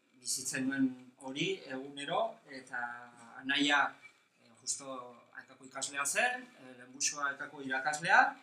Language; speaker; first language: Basque; non-native, local second language; Spanish